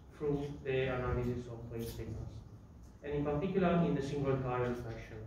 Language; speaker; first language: English; non-native, fluent; Italian